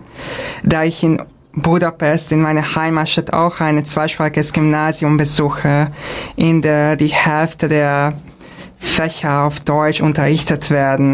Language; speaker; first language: German; non-native, fluent; Hungarian